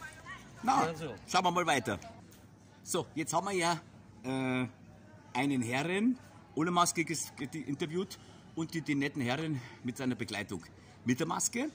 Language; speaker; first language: German; native; German